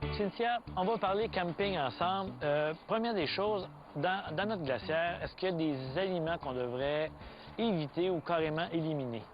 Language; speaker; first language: French; native; French